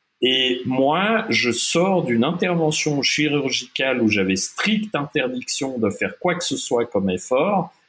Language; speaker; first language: French; non-native, local second language; German